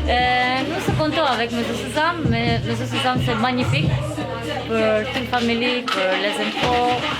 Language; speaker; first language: French; non-native, learner; Albanian